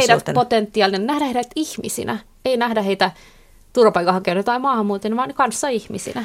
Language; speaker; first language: Finnish; native; Finnish